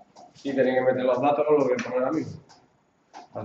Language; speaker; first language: Spanish; native; Spanish